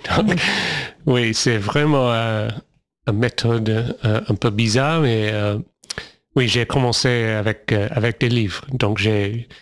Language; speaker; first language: French; non-native, learner; English